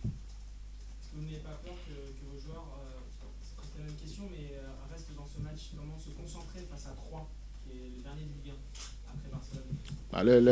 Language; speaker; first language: French; native; French